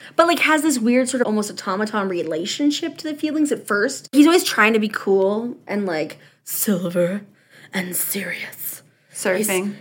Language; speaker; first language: English; native; English